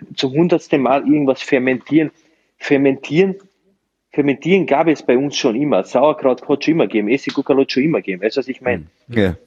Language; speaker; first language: German; non-native, fluent; Slovenian